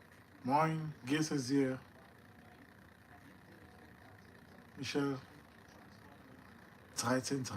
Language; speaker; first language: German; non-native, learner; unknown